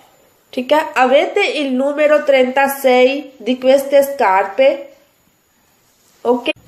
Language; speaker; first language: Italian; non-native, fluent; Urdu